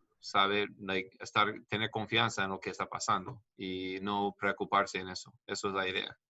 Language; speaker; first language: Spanish; non-native, learner; English